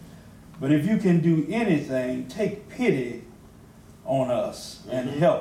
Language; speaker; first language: English; native; English